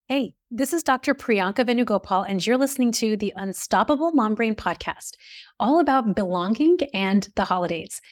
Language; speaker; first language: English; early bilingual, other home language; Hindi